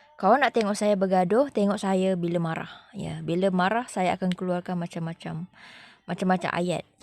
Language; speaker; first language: Malay; native; Malay